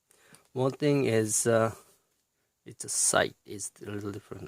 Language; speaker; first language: English; non-native, fluent; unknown